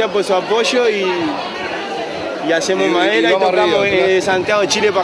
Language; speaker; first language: Spanish; native; Spanish